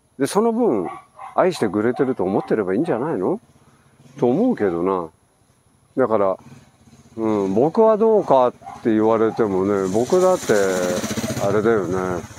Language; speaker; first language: Japanese; native; Japanese